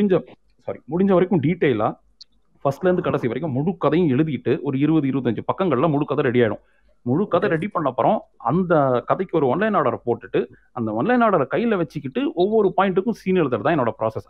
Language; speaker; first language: Tamil; native; Tamil